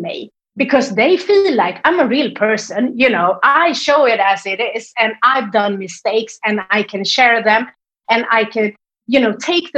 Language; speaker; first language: English; non-native, fluent; Swedish